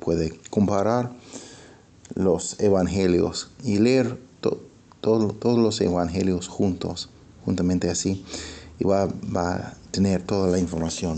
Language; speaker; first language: Spanish; non-native, fluent; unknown